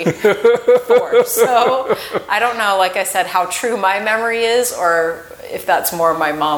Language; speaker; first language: English; native; English